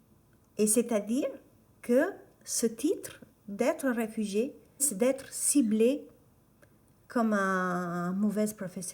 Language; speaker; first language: French; non-native, fluent; Albanian